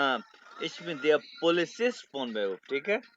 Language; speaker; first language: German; non-native, fluent; Urdu